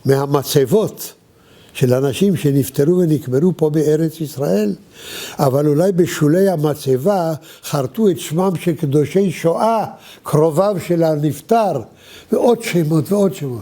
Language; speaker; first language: Hebrew; early bilingual, other home language; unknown